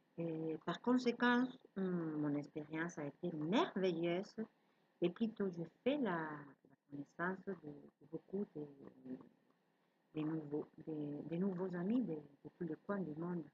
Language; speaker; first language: French; non-native, learner; Spanish